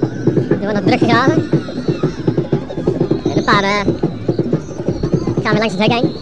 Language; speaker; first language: Dutch; native; Dutch